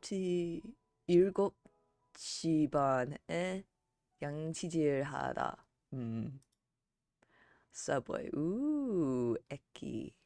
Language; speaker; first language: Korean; non-native, learner; English